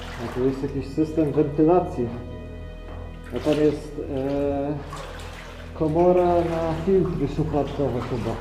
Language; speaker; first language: Polish; native; Polish